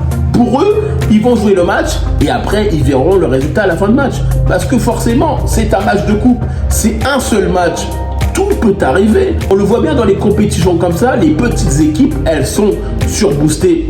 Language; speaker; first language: French; native; French